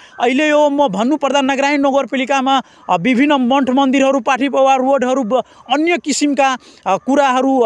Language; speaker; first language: Nepali; non-native, local second language; Maithili